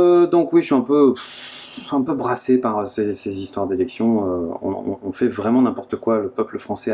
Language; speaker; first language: French; native; French